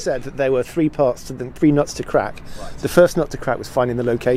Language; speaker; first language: English; native; English